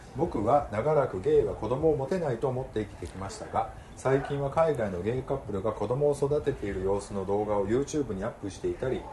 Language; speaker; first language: Japanese; native; Japanese